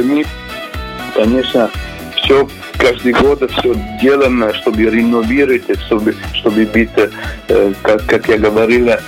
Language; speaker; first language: Russian; non-native, learner; Italian